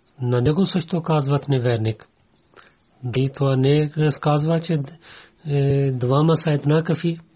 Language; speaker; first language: Bulgarian; non-native, learner; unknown